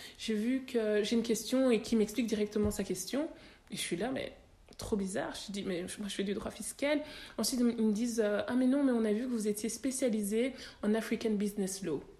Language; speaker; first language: French; native; French